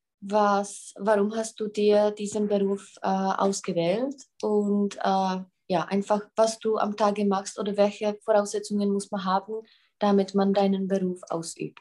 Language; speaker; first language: German; non-native, fluent; Czech